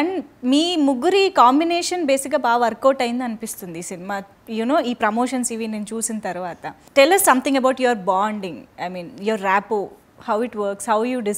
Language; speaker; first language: Telugu; native; Telugu